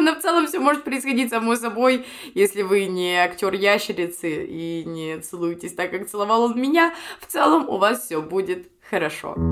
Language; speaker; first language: Russian; native; Russian